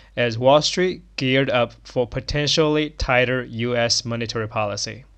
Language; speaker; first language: English; non-native, fluent; Chinese